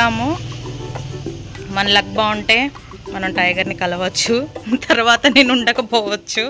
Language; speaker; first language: Telugu; native; Telugu